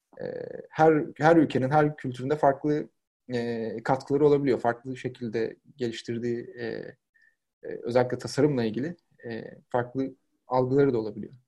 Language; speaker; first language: Turkish; native; Turkish